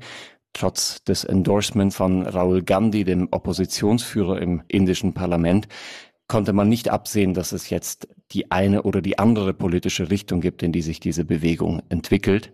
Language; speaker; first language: German; native; German